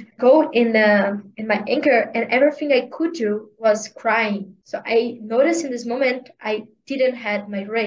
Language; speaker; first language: English; non-native, learner; Portuguese